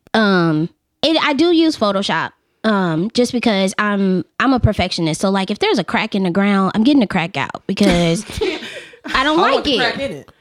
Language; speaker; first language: English; native; English